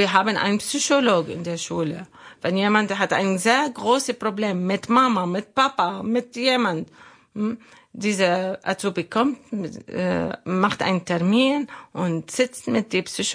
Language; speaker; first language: German; non-native, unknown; Arabic